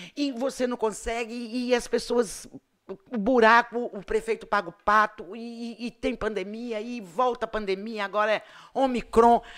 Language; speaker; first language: Portuguese; native; Portuguese